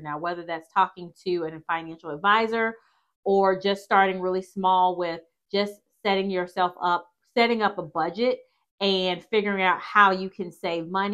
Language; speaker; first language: English; native; English